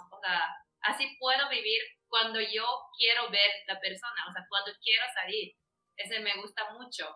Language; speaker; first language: Spanish; non-native, learner; Japanese